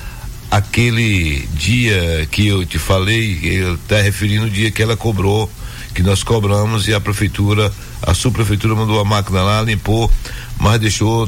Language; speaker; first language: Portuguese; native; Portuguese